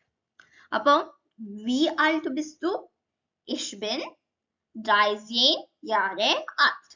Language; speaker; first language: German; non-native, learner; Malayalam